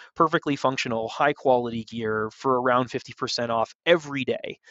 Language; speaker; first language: English; native; English